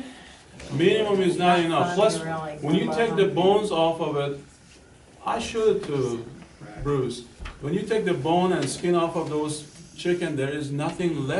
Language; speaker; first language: English; native; English